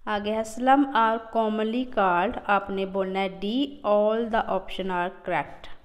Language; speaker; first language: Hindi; non-native, local second language; Punjabi